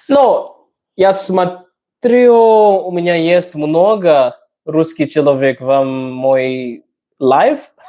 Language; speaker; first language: Russian; non-native, learner; English